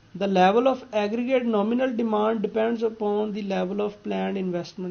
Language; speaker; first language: English; non-native, local second language; Urdu